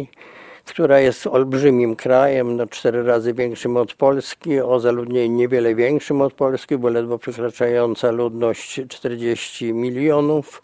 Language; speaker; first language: Polish; native; Polish